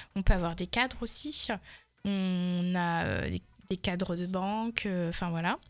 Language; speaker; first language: French; native; French